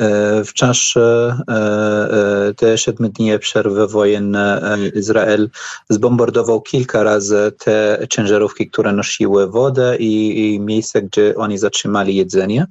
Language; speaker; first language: Polish; non-native, learner; Arabic